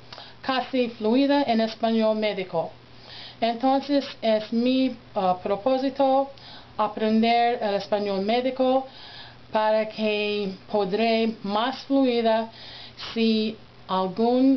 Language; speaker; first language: Spanish; non-native, learner; English